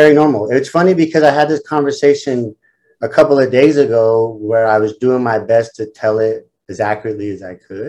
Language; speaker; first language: English; native; English